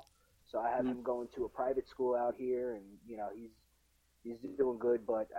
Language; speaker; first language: English; native; English